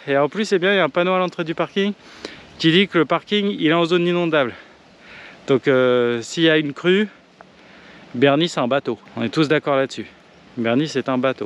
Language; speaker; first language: French; native; French